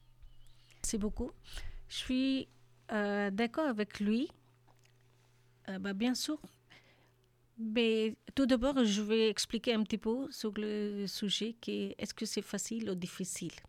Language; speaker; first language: French; non-native, learner; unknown